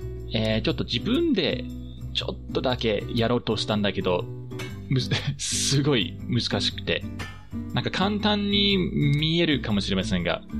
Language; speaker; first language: Japanese; non-native, fluent; English